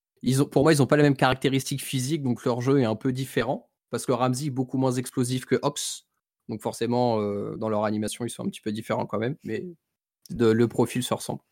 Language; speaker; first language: French; native; French